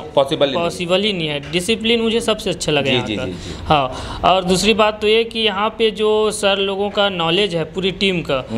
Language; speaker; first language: Hindi; native; Hindi